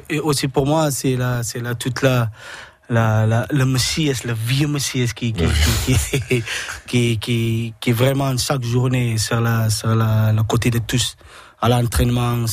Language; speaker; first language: French; non-native, learner; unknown